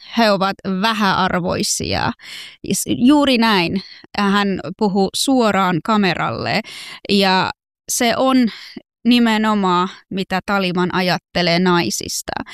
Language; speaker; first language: Finnish; non-native, fluent; Persian